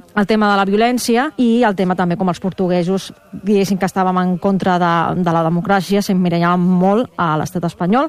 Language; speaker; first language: Catalan; native; Catalan